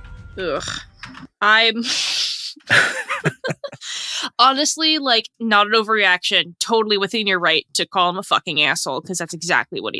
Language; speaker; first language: English; native; English